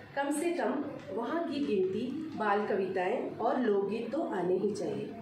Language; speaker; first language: Hindi; non-native, local second language; Dogri